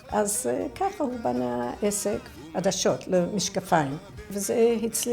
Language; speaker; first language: Hebrew; non-native, fluent; English